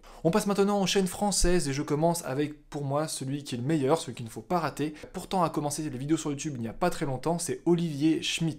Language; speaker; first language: French; native; French